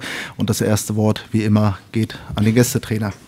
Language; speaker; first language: German; native; German